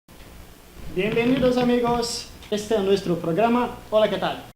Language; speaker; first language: Spanish; non-native, learner; Portuguese